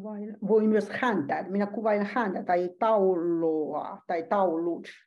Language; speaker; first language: Finnish; non-native, learner; Chinese